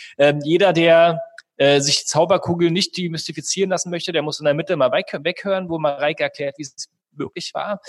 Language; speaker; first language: German; native; German